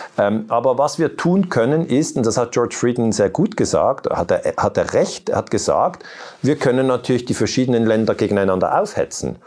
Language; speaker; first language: German; native; German